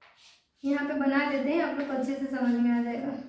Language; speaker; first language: Hindi; native; Hindi